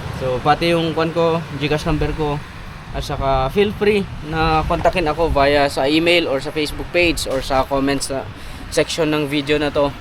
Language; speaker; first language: Filipino; non-native, local second language; Iloko